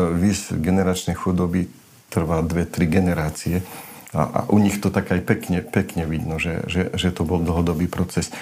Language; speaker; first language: Slovak; non-native, local second language; Romany